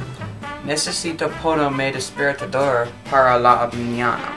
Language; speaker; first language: Spanish; non-native, learner; English